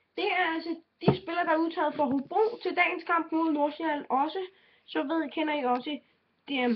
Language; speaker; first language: Danish; native; Danish